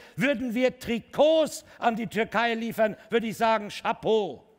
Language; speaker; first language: German; native; German